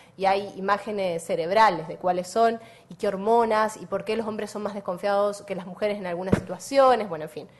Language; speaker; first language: Spanish; native; Spanish